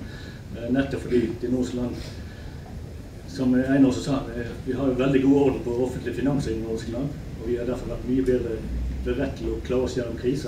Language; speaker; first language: Norwegian; native; Norwegian